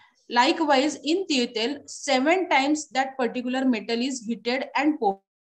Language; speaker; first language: English; non-native, local second language; Marathi